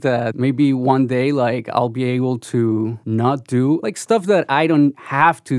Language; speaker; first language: English; non-native, fluent; Spanish